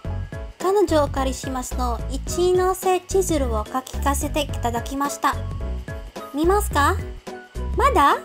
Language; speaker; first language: Japanese; non-native, learner; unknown